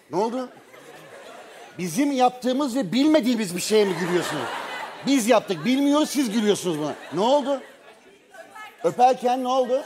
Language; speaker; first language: Turkish; native; Turkish